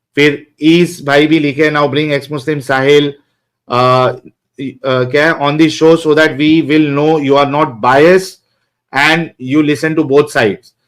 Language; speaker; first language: Hindi; native; Hindi